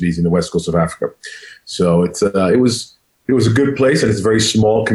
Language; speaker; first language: English; non-native, local second language; Krio